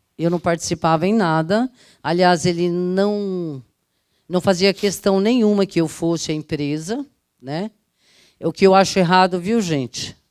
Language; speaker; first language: Portuguese; early bilingual, other home language; Italian